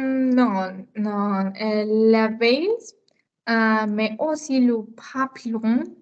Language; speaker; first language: French; non-native, learner; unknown